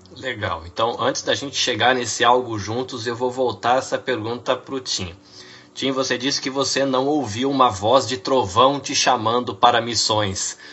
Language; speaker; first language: Portuguese; native; Portuguese